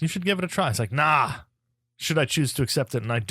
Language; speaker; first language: English; native; English